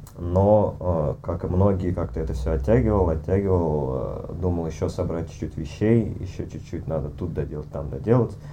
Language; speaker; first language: Russian; native; Russian